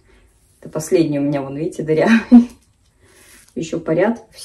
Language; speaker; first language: Russian; native; Russian